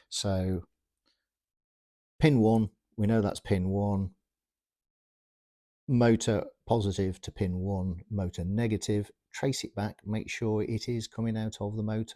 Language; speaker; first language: English; native; English